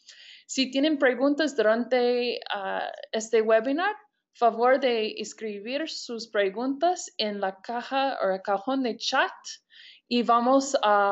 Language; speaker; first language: Spanish; non-native, fluent; English